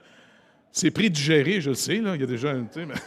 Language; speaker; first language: French; native; French